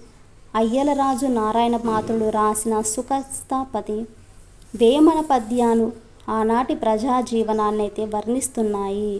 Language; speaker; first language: Telugu; native; Telugu